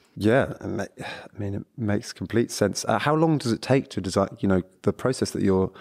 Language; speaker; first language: English; early bilingual, other home language; Portuguese